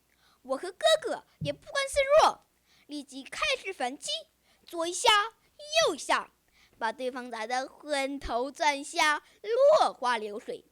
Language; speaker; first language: Chinese; early bilingual, heritage; Chinese